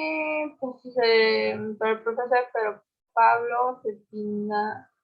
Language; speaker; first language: Spanish; native; Spanish